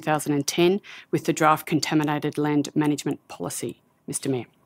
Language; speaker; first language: English; native; English